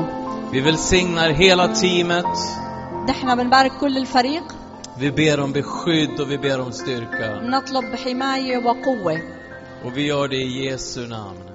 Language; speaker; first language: Swedish; native; Swedish